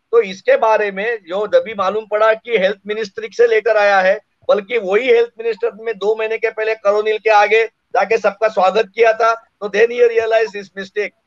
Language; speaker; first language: Hindi; non-native, local second language; Marathi